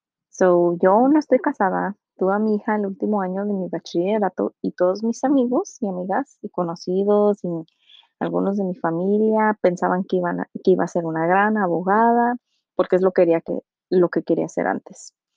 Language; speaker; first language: Spanish; early bilingual, heritage; Spanish